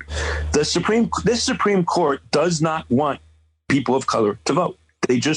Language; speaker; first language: English; native; English